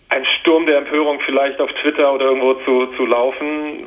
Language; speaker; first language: German; native; German